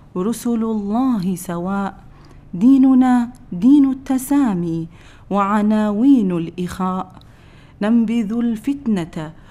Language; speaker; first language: Arabic; native; Arabic